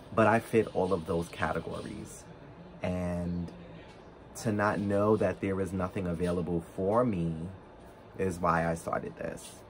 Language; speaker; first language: English; native; English